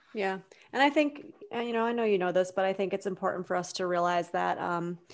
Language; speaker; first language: English; native; English